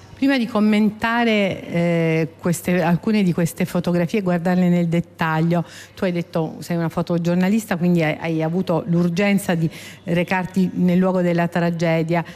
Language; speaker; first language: Italian; native; Italian